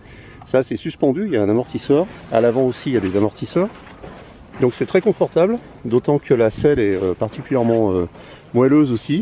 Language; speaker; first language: French; native; French